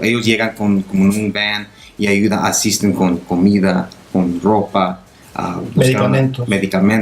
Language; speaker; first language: Spanish; non-native, local second language; English